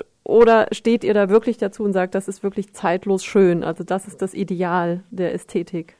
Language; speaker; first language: German; native; German